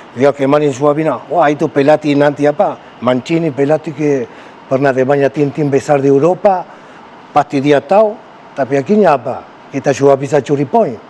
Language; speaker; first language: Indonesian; non-native, fluent; Spanish